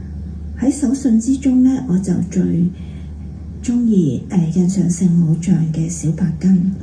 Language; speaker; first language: Cantonese; native; Cantonese